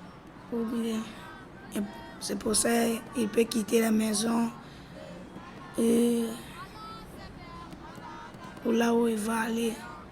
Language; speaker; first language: French; non-native, learner; Lingala